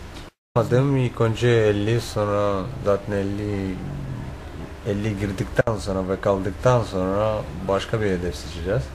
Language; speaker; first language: Turkish; non-native, fluent; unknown